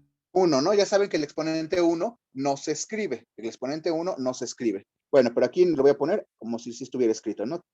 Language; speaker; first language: Spanish; native; Spanish